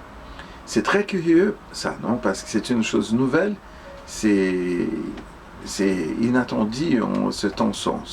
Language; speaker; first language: French; non-native, fluent; Portuguese